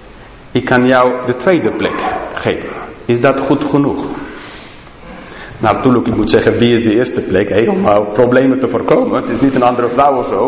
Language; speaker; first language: Dutch; non-native, fluent; English